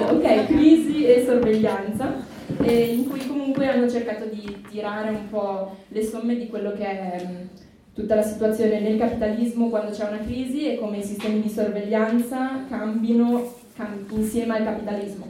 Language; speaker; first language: Italian; native; Italian